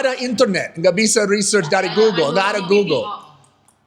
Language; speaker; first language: Indonesian; non-native, fluent; English